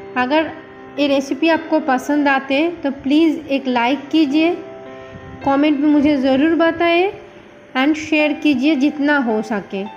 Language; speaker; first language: Hindi; non-native, local second language; Bangla